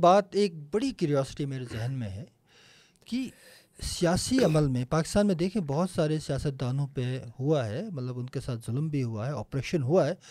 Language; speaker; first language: Urdu; non-native, local second language; Punjabi